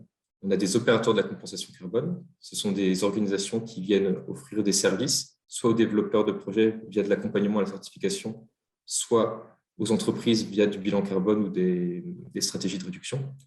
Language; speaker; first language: French; native; French